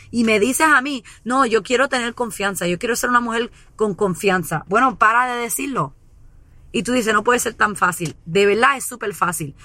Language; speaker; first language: Spanish; early bilingual, heritage; Spanish